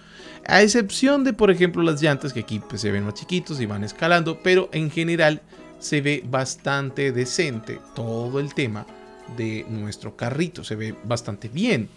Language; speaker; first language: Spanish; native; Spanish